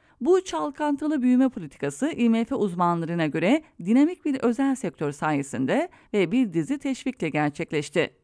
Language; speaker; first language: Turkish; native; Turkish